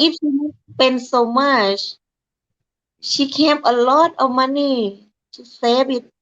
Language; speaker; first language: English; non-native, learner; Thai